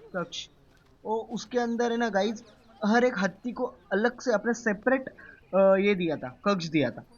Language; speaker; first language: Hindi; non-native, local second language; Marathi